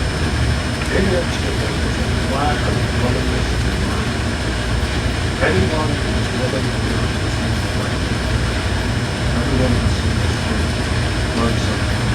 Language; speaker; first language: English; native; English